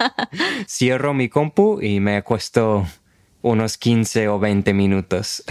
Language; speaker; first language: Spanish; non-native, fluent; English